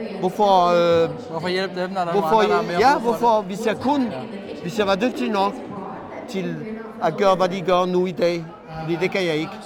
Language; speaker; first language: Danish; non-native, fluent; French